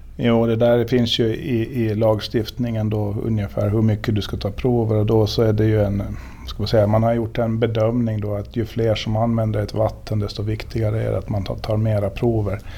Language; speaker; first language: Swedish; native; Swedish